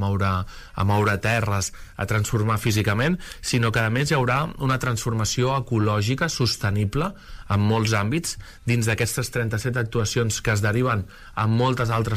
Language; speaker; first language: Catalan; native; Catalan